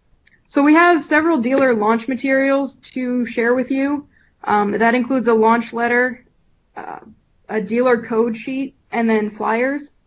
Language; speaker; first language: English; native; English